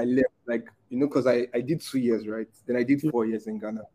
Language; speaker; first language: English; non-native, local second language; Igbo